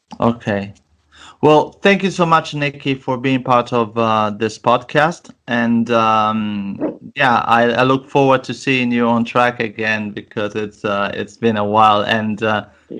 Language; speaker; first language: English; non-native, fluent; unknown